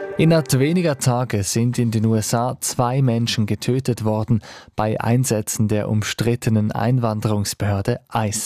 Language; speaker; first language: German; native; German